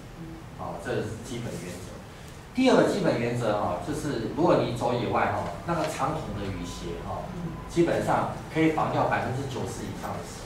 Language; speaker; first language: Chinese; native; Chinese